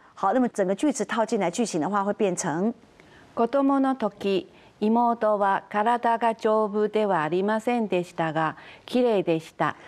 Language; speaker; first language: Japanese; non-native, fluent; Chinese